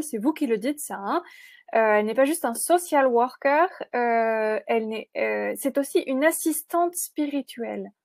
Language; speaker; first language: French; native; French